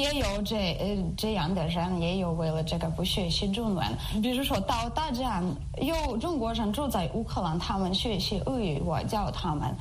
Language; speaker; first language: Chinese; non-native, learner; Ukrainian